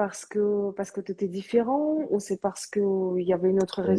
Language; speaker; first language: French; early bilingual, other home language; Korean